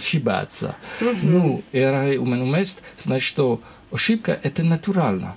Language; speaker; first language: Russian; non-native, learner; French